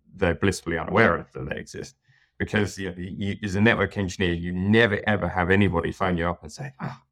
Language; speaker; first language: English; native; English